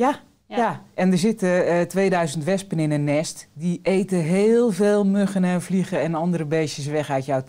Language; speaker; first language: Dutch; native; Dutch